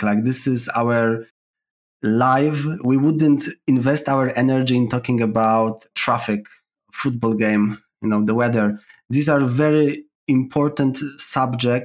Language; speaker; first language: English; non-native, fluent; Polish